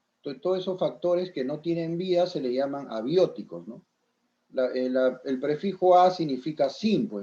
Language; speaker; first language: Spanish; native; Spanish